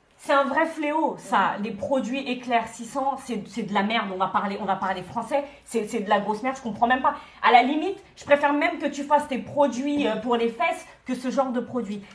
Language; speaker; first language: French; early bilingual, other home language; Wolof